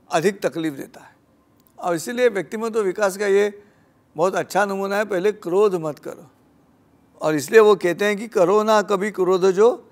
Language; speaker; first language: Hindi; non-native, local second language; Marathi